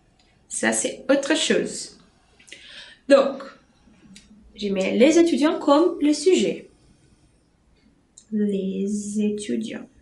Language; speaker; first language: French; non-native, fluent; Portuguese